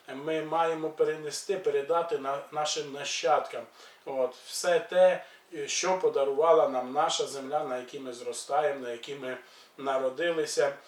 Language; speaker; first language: Ukrainian; native; Ukrainian